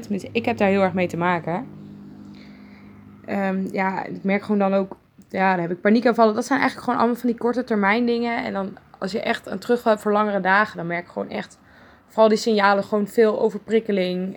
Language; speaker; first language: Dutch; native; Dutch